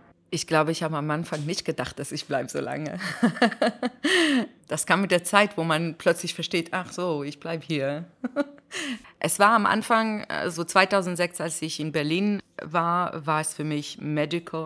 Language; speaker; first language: German; non-native, fluent; Hebrew